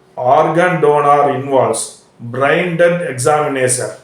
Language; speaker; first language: English; non-native, local second language; Tamil